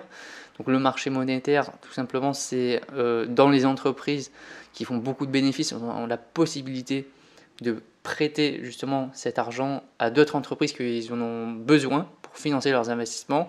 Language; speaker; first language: French; native; French